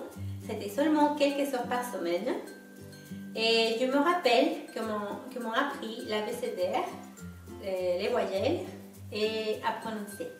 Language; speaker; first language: French; non-native, fluent; Spanish